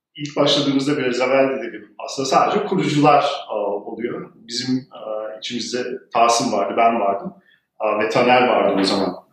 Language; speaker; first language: Turkish; early bilingual, heritage; Turkish